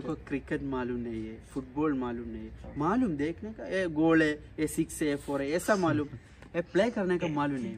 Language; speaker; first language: Hindi; non-native, local second language; Malayalam